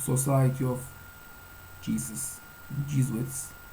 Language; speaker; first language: English; non-native, fluent; Turkish